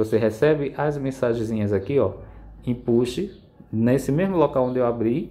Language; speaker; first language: Portuguese; native; Portuguese